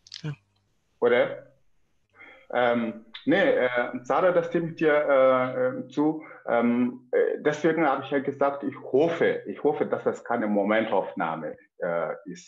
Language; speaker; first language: German; non-native, fluent; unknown